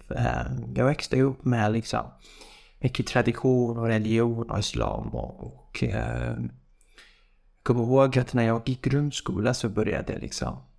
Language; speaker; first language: Swedish; non-native, fluent; Kurdish